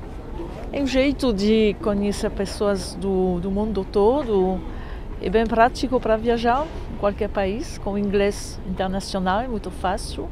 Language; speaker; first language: Portuguese; non-native, fluent; French